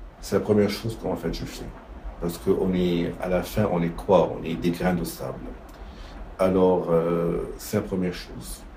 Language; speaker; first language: French; non-native, local second language; Arabic